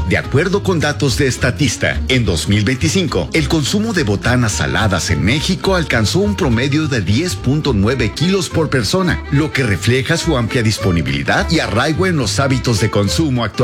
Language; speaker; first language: Spanish; native; Spanish